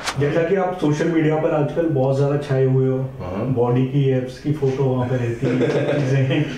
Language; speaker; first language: Hindi; native; Hindi